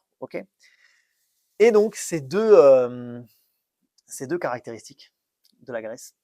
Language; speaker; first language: French; native; French